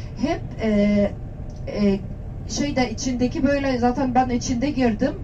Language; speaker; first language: Turkish; non-native, learner; Arabic